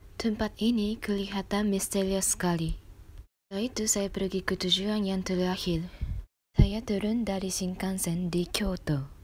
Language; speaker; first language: Indonesian; non-native, learner; Japanese